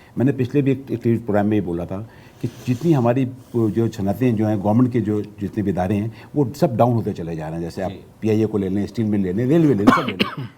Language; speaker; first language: Urdu; native; Urdu